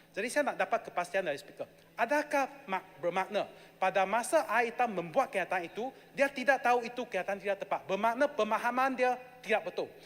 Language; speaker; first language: Malay; non-native, local second language; Chinese